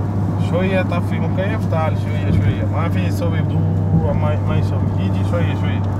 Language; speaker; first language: Arabic; non-native, learner; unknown